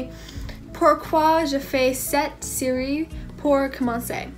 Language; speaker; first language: French; non-native, learner; English